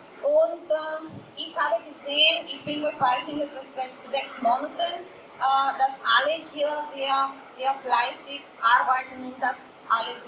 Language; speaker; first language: German; non-native, fluent; Bulgarian